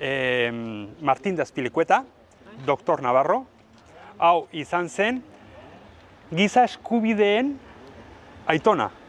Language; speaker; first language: Basque; native; Basque